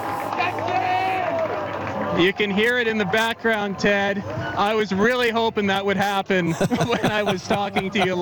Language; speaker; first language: English; native; English